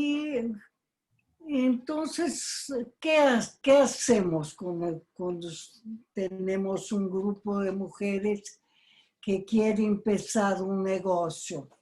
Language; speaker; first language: Spanish; non-native, fluent; Portuguese